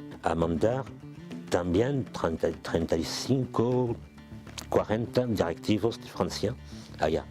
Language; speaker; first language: Spanish; non-native, fluent; French